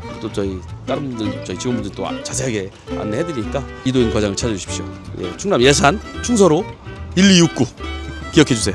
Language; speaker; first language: Korean; native; Korean